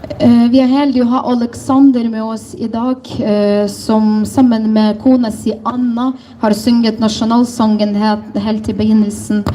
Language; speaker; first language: Norwegian; non-native, fluent; Ukrainian